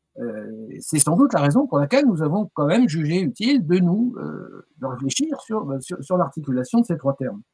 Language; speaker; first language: French; native; French